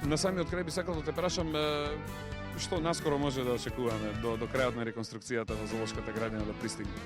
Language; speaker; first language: Macedonian; native; Macedonian